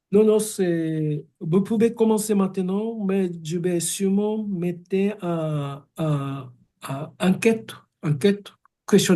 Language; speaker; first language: French; non-native, fluent; Japanese